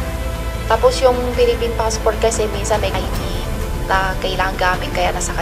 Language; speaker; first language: Filipino; non-native, local second language; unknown